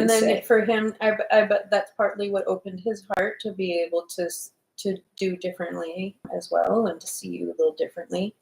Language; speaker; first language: English; native; English